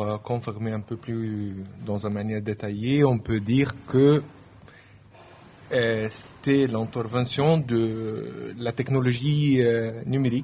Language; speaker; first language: French; non-native, learner; Arabic